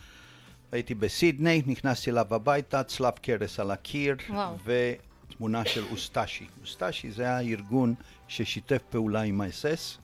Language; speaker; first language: Hebrew; non-native, fluent; Romanian